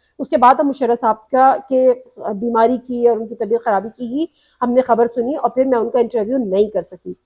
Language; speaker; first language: Urdu; native; Urdu